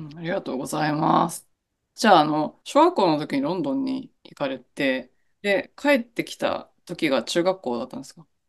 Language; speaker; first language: Japanese; native; Japanese